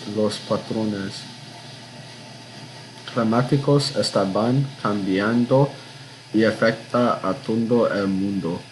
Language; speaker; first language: Spanish; non-native, learner; English